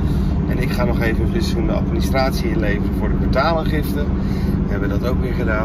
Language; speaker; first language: Dutch; native; Dutch